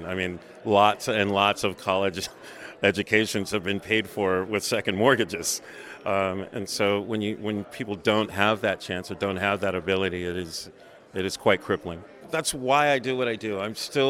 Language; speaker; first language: English; native; English